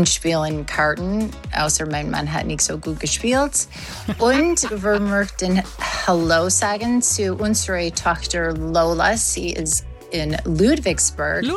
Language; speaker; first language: German; non-native, learner; English